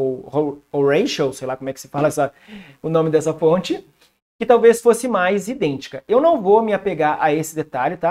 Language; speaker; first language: Portuguese; native; Portuguese